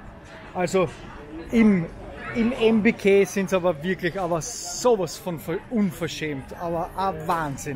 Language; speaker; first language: German; native; German